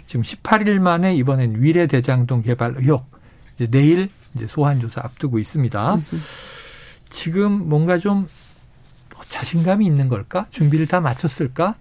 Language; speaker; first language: Korean; native; Korean